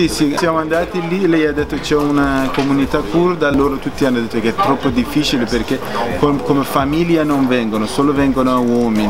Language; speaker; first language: Italian; non-native, learner; Persian